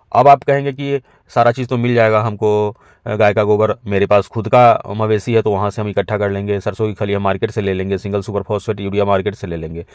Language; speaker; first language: Hindi; native; Hindi